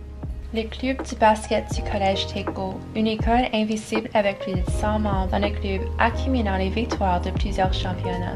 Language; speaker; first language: French; early bilingual, heritage; English